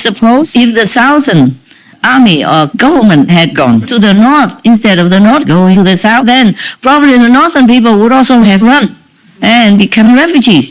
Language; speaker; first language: English; non-native, fluent; Vietnamese